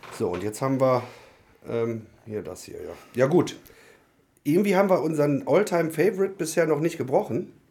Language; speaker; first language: German; native; German